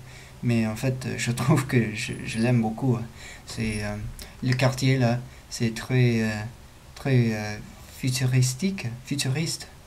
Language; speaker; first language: French; non-native, learner; English